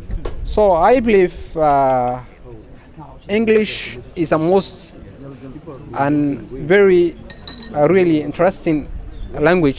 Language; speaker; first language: English; non-native, fluent; Somali